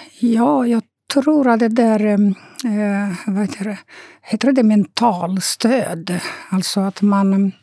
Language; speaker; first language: Swedish; non-native, fluent; Romanian